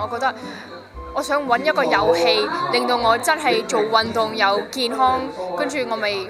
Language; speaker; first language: Cantonese; early bilingual, heritage; Cantonese